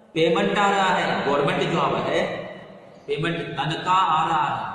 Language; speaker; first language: Hindi; non-native, local second language; Kannada